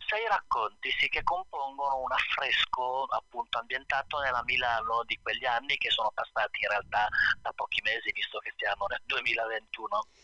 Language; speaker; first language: Italian; native; Italian